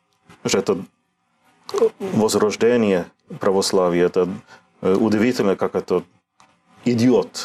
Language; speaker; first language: Russian; non-native, learner; Swedish